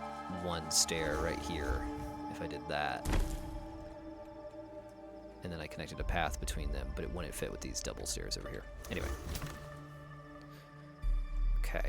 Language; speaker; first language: English; native; English